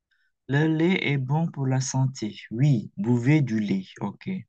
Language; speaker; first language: French; non-native, fluent; Indonesian